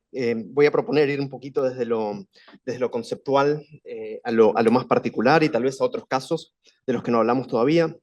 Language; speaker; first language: Spanish; native; Spanish